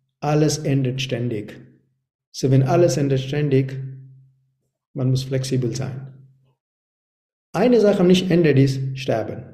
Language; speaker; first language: German; non-native, learner; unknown